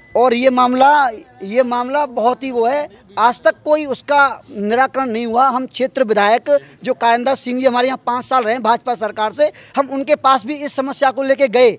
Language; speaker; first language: Hindi; native; Hindi